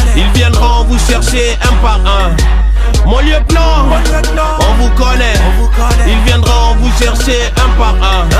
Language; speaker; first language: French; non-native, local second language; Fula